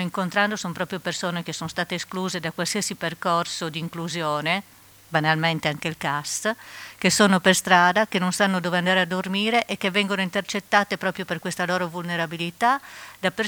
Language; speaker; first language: Italian; native; Italian